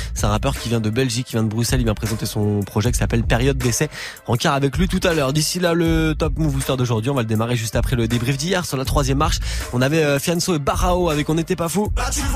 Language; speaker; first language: French; native; French